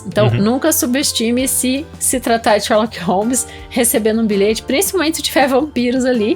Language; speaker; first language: Portuguese; native; Portuguese